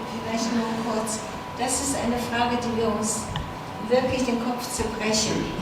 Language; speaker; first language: German; non-native, fluent; Chinese